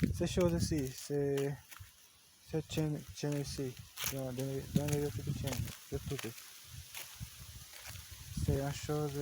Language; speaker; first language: French; non-native, learner; Portuguese